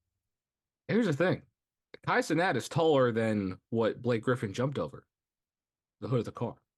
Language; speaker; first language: English; native; English